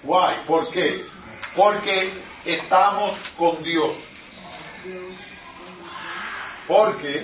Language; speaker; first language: Spanish; non-native, fluent; English